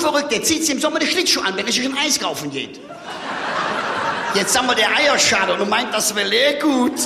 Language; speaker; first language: German; native; German